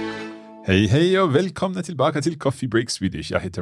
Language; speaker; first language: Swedish; non-native, learner; English